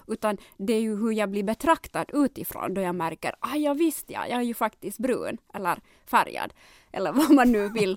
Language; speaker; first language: Swedish; native; Swedish